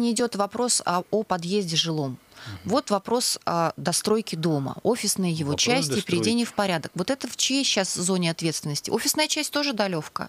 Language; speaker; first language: Russian; native; Russian